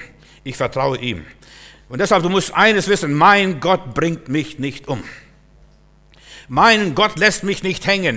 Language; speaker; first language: German; native; German